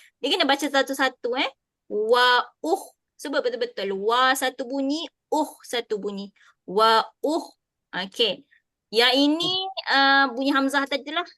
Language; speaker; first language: Malay; native; Malay